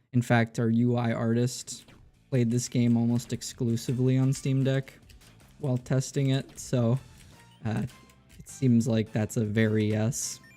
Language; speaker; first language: English; native; English